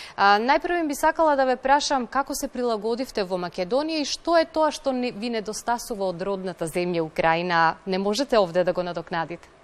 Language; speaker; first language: Macedonian; native; Macedonian